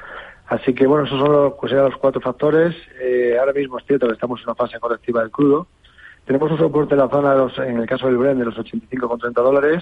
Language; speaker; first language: Spanish; native; Spanish